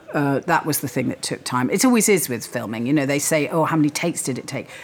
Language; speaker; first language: English; native; English